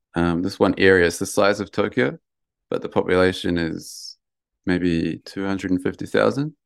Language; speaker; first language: English; native; English